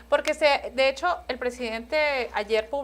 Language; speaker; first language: Spanish; native; Spanish